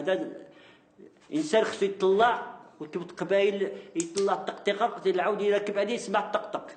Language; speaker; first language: Arabic; native; Arabic